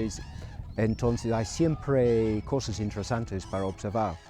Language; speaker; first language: Spanish; non-native, fluent; English